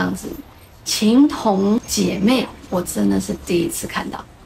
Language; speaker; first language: Chinese; native; Chinese